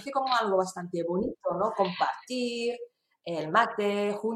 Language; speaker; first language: Spanish; non-native, fluent; English